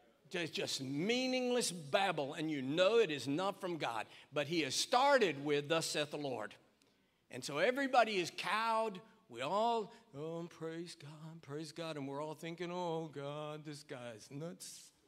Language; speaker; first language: English; native; English